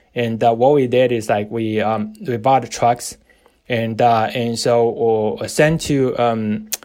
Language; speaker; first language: English; non-native, fluent; Chinese